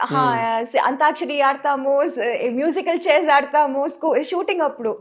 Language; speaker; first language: Telugu; non-native, fluent; Tamil